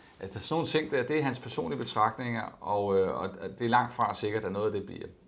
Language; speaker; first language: Danish; native; Danish